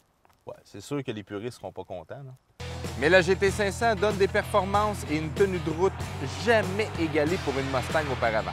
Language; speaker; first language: French; native; French